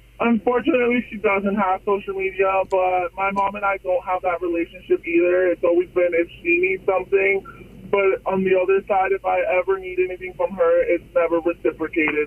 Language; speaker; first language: English; native; English